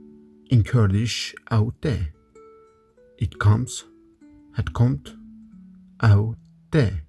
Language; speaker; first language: Dutch; non-native, learner; Kurdish